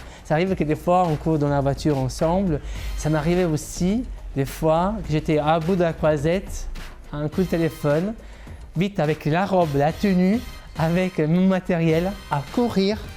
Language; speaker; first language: French; non-native, fluent; Italian